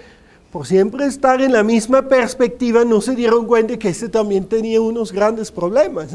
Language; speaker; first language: Spanish; non-native, fluent; Dutch